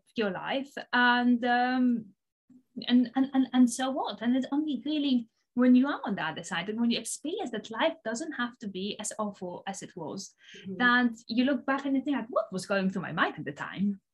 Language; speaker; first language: English; non-native, fluent; Polish